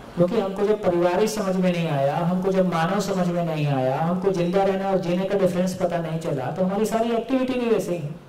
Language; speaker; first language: Hindi; native; Hindi